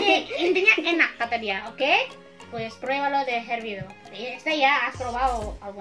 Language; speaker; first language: Spanish; non-native, learner; Indonesian